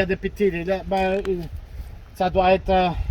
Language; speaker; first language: French; non-native, fluent; Spanish